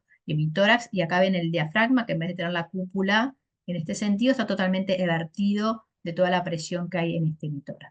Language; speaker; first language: Spanish; native; Spanish